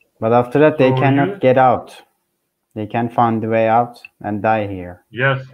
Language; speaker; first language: English; non-native, learner; Turkish